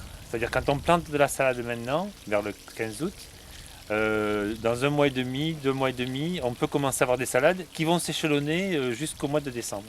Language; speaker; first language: French; native; French